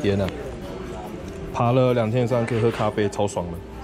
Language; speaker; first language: Chinese; native; Chinese